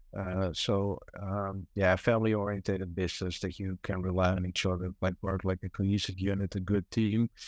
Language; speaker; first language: English; non-native, fluent; Dutch